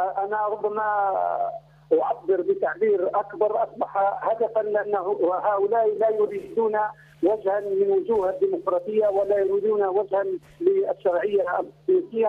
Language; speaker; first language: Arabic; native; Arabic